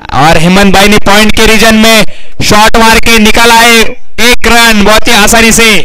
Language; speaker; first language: Hindi; non-native, local second language; Marathi